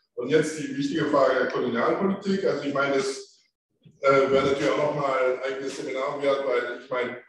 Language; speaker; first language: German; early bilingual, other home language; French